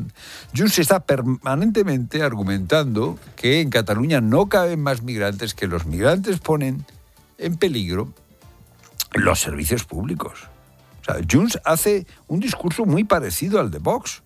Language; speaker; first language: Spanish; native; Spanish